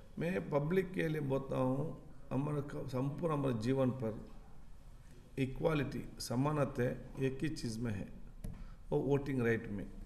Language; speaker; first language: Hindi; non-native, local second language; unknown